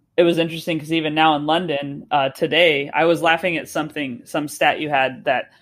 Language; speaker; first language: English; native; English